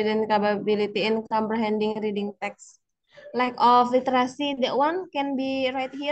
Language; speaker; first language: English; non-native, learner; Indonesian